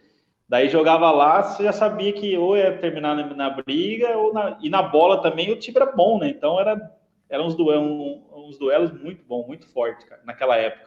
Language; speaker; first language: Portuguese; native; Portuguese